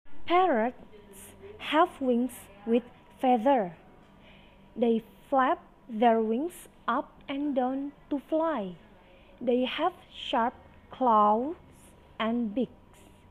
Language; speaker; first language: English; non-native, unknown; Indonesian